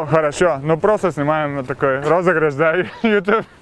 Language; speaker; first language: Russian; non-native, learner; Bulgarian